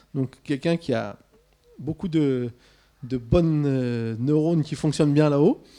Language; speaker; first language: French; early bilingual, other home language; Swiss German